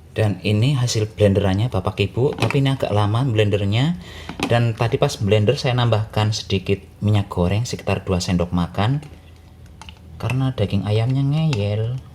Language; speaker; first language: Indonesian; non-native, local second language; Javanese